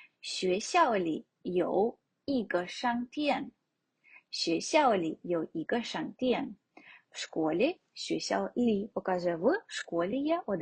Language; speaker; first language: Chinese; non-native, fluent; Ukrainian